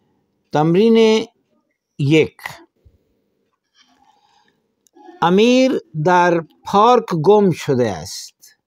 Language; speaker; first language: Persian; non-native, fluent; Urdu